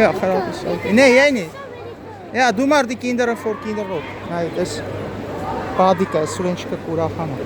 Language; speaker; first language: Dutch; non-native, learner; Armenian